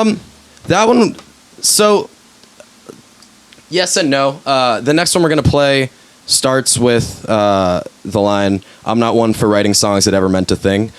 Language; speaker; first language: English; native; English